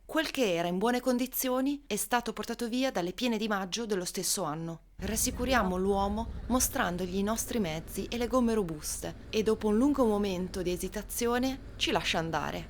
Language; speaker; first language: Italian; native; Italian